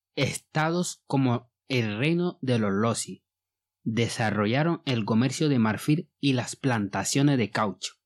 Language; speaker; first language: Spanish; non-native, fluent; Bambara